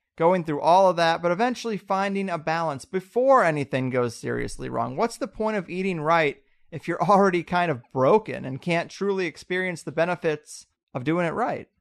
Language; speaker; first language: English; native; English